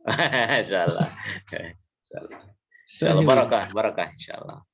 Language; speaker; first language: Arabic; non-native, fluent; Indonesian